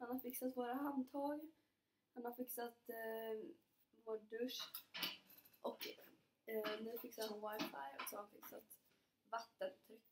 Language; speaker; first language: Swedish; native; Swedish